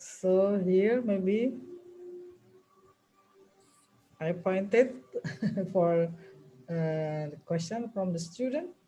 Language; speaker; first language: English; non-native, local second language; Indonesian